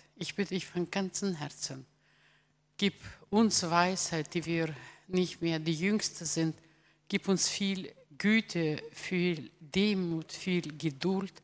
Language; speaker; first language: German; non-native, fluent; Russian